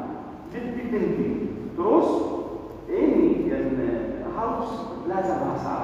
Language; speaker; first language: Indonesian; non-native, learner; Arabic